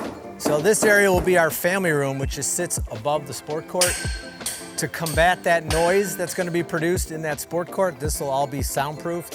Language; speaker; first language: English; native; English